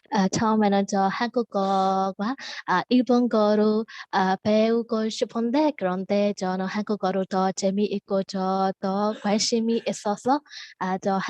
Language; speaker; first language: Korean; non-native, learner; Burmese